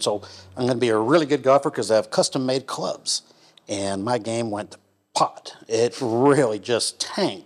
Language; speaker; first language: English; native; English